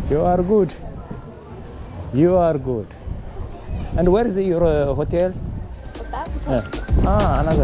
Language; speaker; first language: English; non-native, learner; Amharic